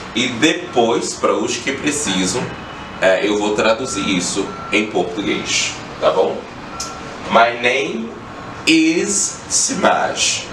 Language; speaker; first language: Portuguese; non-native, fluent; English